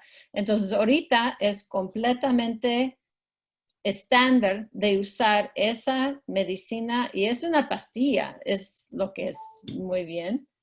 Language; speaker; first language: Spanish; non-native, fluent; English